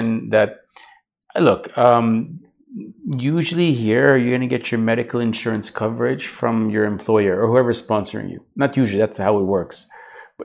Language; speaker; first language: English; native; English